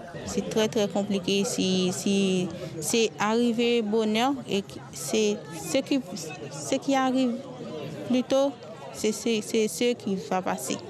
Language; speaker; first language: French; non-native, local second language; Haitian Creole